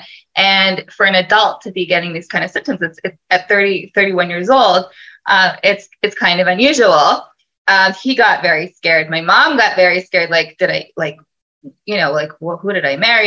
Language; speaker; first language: English; native; English